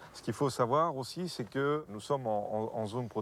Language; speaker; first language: French; native; French